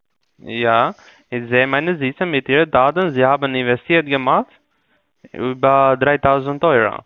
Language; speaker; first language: German; non-native, learner; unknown